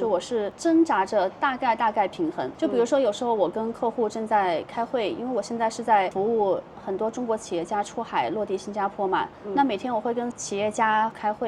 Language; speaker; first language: Chinese; native; Chinese